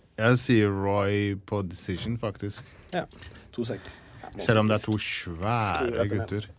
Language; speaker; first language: Norwegian; non-native, fluent; English